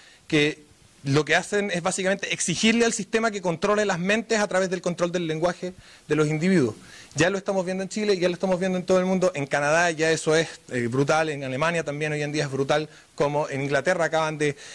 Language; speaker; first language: Spanish; native; Spanish